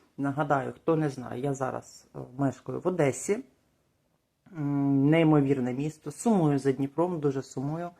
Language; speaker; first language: Ukrainian; non-native, local second language; Russian